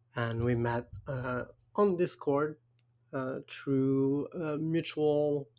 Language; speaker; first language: English; non-native, fluent; French